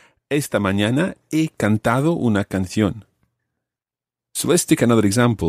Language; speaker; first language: Spanish; non-native, fluent; English